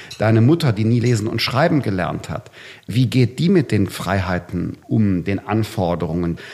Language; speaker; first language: German; native; German